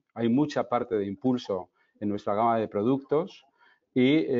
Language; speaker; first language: Spanish; native; Spanish